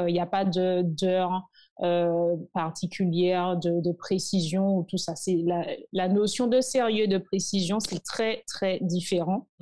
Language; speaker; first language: French; native; French